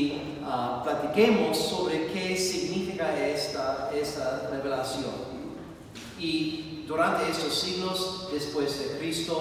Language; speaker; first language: Spanish; non-native, fluent; English